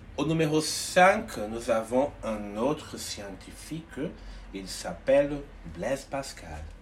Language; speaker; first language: French; non-native, learner; Portuguese